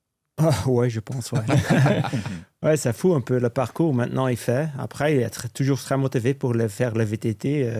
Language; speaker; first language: French; non-native, local second language; Dutch